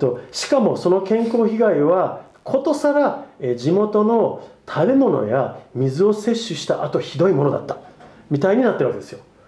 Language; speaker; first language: Japanese; non-native, fluent; English